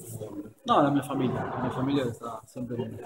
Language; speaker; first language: Italian; non-native, fluent; Spanish